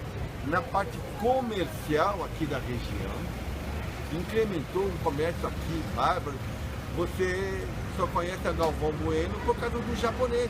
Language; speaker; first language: Portuguese; early bilingual, other home language; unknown